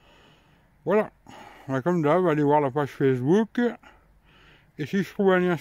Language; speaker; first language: French; native; French